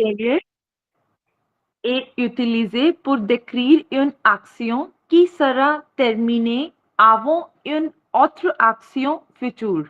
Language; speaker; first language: French; non-native, learner; Hindi